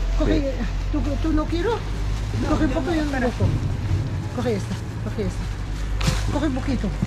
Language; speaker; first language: Spanish; non-native, learner; Filipino